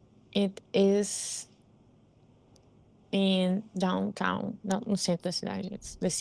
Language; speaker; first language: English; non-native, learner; Portuguese